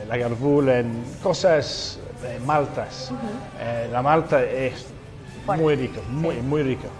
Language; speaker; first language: Spanish; non-native, learner; English